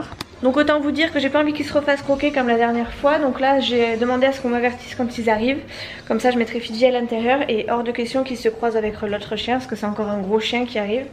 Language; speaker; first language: French; native; French